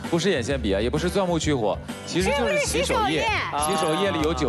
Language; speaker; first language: Chinese; native; Chinese